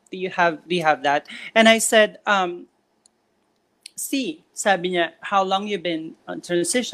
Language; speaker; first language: English; non-native, local second language; Filipino